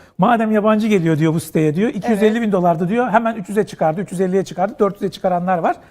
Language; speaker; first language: Turkish; native; Turkish